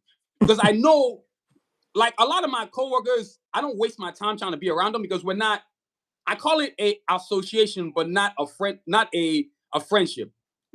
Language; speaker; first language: English; native; English